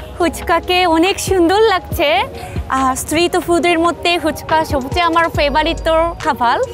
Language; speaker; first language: Bangla; non-native, fluent; Japanese